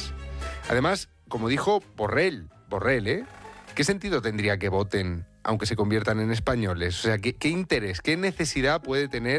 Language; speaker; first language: Spanish; native; Spanish